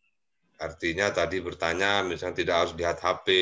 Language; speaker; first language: Indonesian; native; Indonesian